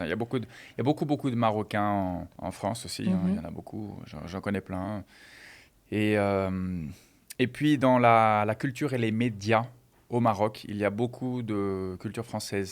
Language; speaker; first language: French; non-native, fluent; Portuguese